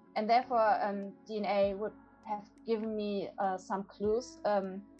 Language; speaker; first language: English; non-native, fluent; German